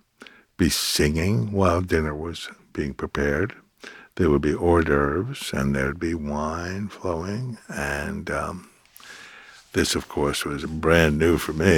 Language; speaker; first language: English; native; English